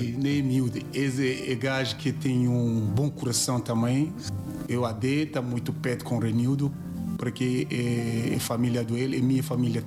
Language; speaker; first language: Portuguese; non-native, learner; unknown